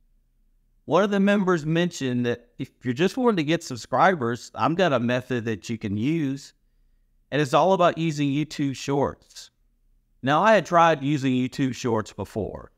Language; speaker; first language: English; native; English